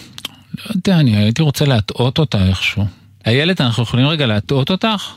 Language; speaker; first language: Hebrew; native; Hebrew